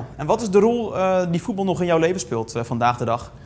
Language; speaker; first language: Dutch; native; Dutch